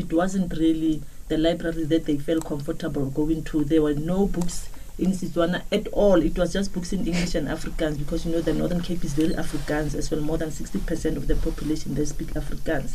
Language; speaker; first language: English; non-native, local second language; Tswana